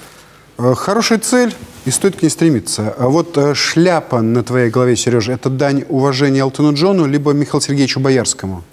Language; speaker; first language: Russian; native; Russian